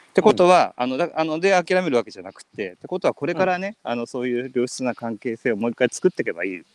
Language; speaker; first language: Japanese; native; Japanese